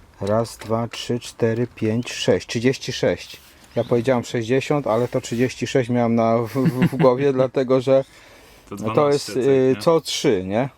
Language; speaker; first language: Polish; native; Polish